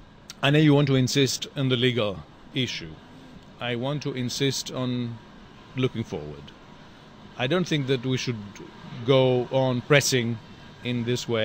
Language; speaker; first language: English; non-native, fluent; Greek